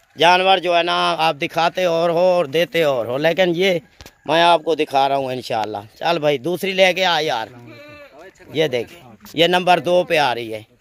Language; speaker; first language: Urdu; non-native, local second language; Punjabi